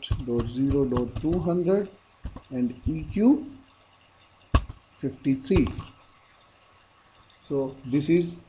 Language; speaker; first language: English; non-native, local second language; Hindi